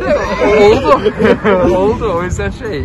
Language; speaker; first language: Turkish; early bilingual, heritage; Turkish